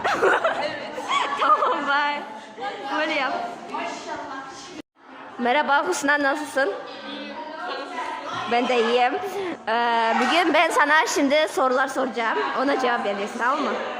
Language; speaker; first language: Turkish; non-native, fluent; Kazakh